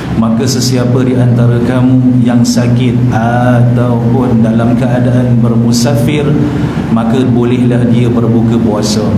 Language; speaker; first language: Malay; native; Malay